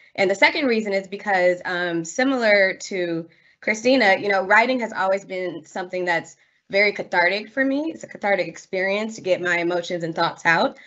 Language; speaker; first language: English; native; English